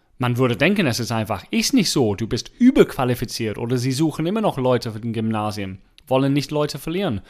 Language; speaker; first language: German; non-native, fluent; English